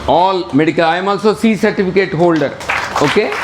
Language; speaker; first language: English; non-native, local second language; Telugu